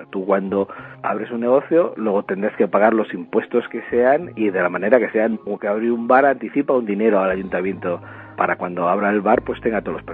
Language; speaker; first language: Spanish; native; Spanish